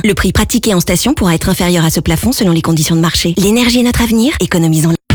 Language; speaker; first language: French; native; French